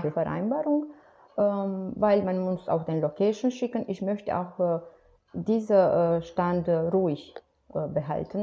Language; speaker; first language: German; non-native, fluent; Romanian